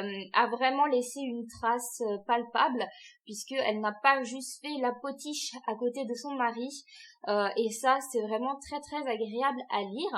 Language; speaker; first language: French; native; French